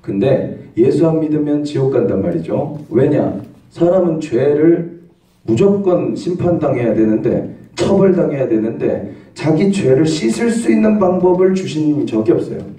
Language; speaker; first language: Korean; native; Korean